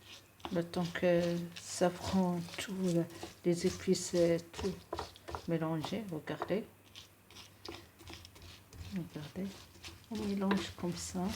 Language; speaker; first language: French; non-native, local second language; Arabic